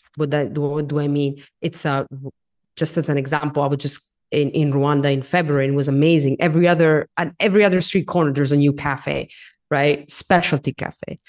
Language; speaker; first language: English; non-native, fluent; Italian